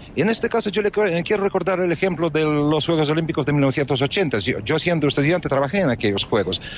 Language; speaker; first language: Spanish; non-native, fluent; Russian